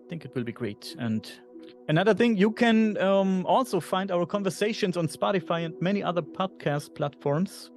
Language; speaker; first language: English; non-native, fluent; German